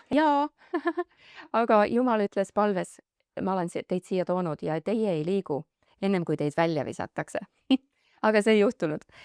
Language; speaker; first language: Estonian; native; Estonian